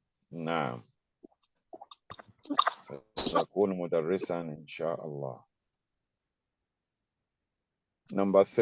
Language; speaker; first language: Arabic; non-native, fluent; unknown